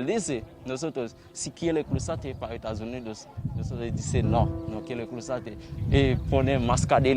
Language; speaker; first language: Spanish; non-native, learner; Haitian Creole